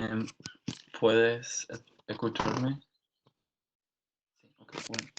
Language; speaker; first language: Spanish; non-native, learner; English